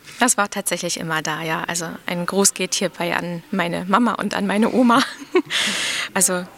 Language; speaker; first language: German; native; German